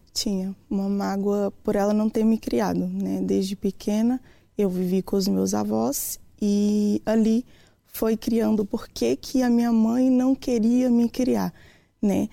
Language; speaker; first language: Portuguese; native; Portuguese